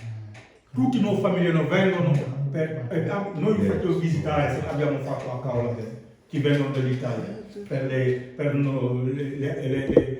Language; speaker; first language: Italian; non-native, learner; Wolof